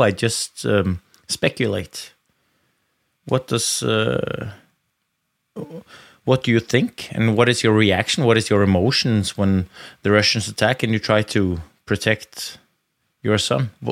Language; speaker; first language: English; non-native, fluent; Norwegian